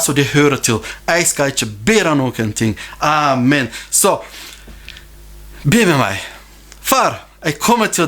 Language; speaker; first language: Norwegian; non-native, fluent; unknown